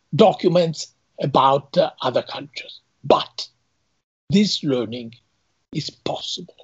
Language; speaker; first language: English; non-native, fluent; Italian